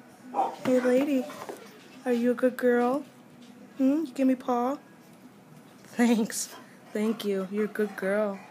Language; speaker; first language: English; native; English